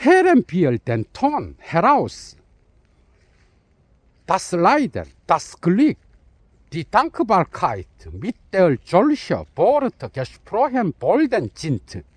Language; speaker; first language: German; non-native, learner; Korean